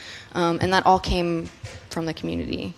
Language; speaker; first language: English; native; English